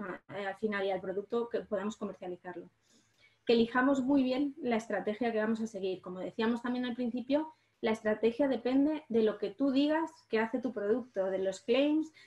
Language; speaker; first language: Spanish; native; Spanish